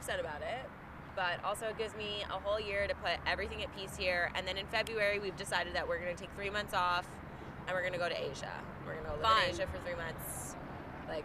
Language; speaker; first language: English; native; English